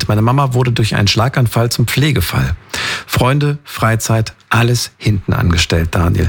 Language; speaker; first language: German; native; German